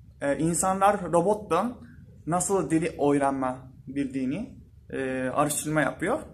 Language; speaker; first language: Turkish; non-native, learner; Japanese